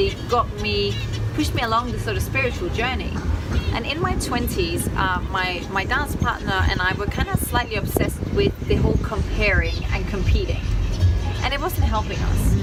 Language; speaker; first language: English; non-native, fluent; Danish